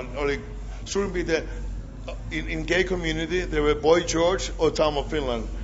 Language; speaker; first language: Finnish; native; Finnish